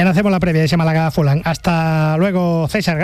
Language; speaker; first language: Spanish; native; Spanish